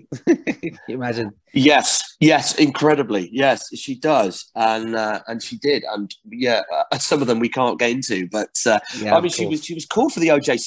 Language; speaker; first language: English; native; English